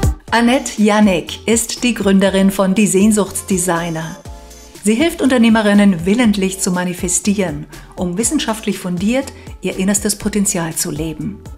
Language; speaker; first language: German; native; German